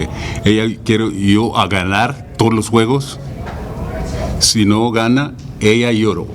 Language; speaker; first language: Spanish; non-native, learner; English